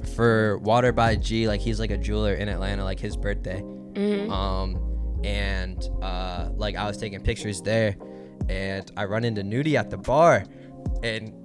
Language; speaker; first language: English; native; English